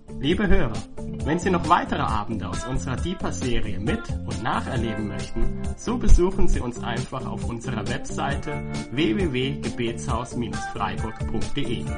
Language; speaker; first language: German; native; German